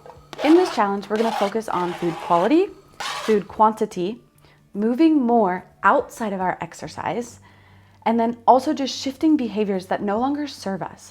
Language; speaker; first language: English; native; English